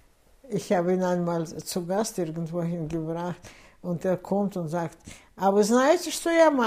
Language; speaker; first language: German; non-native, fluent; Russian